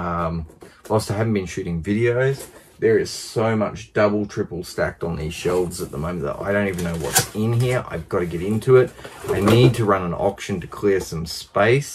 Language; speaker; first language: English; native; English